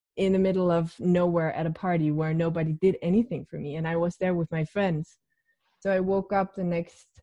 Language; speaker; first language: English; non-native, fluent; Danish